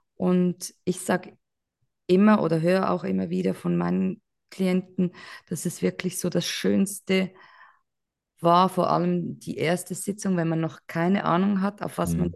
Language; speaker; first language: German; native; German